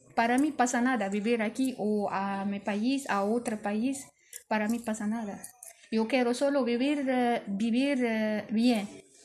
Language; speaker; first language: Spanish; non-native, learner; Arabic